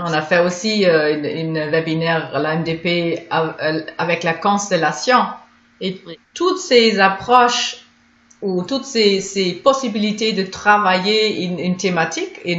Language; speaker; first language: French; non-native, fluent; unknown